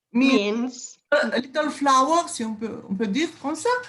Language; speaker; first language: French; non-native, fluent; Romanian